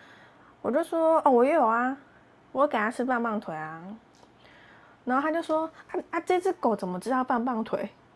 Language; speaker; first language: Chinese; native; Chinese